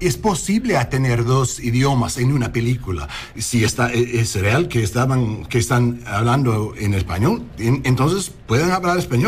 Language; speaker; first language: Spanish; non-native, learner; English